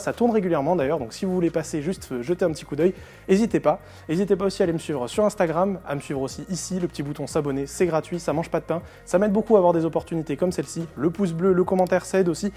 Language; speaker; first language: French; native; French